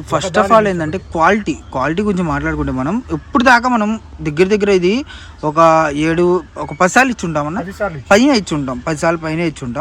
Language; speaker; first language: Telugu; native; Telugu